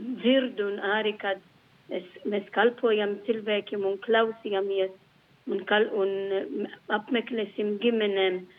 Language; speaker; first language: Latvian; non-native, learner; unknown